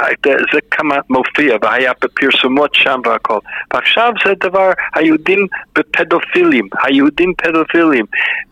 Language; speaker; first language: Hebrew; non-native, fluent; English